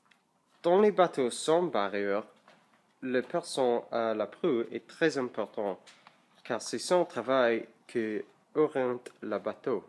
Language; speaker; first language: French; non-native, learner; English